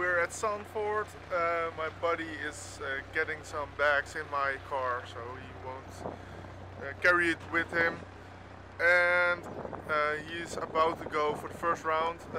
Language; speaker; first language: English; non-native, fluent; Dutch